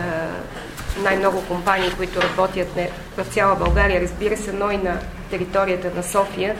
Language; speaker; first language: Bulgarian; native; Bulgarian